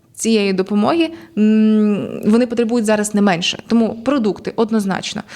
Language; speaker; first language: Ukrainian; native; Ukrainian